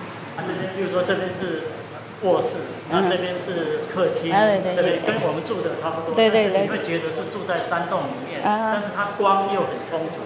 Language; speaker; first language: Chinese; native; Chinese